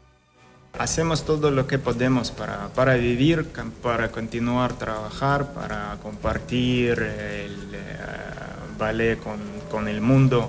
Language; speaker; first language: Spanish; non-native, learner; Ukrainian